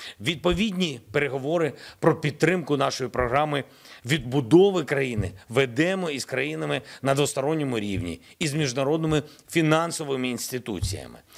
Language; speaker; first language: Ukrainian; non-native, local second language; Russian